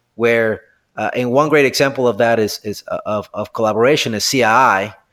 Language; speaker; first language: English; non-native, fluent; Spanish